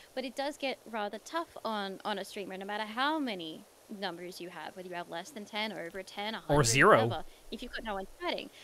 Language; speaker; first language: English; native; English